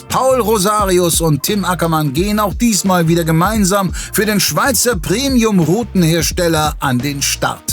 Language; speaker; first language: German; native; German